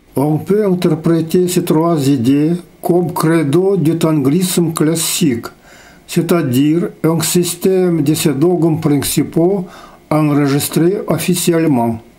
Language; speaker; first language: French; non-native, fluent; Yakut